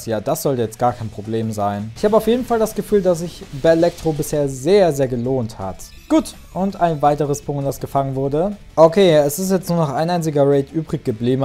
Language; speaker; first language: German; native; German